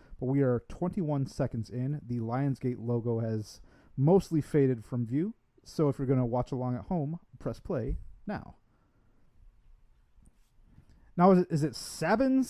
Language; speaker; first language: English; native; English